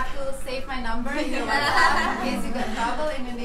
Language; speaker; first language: English; non-native, fluent; Indonesian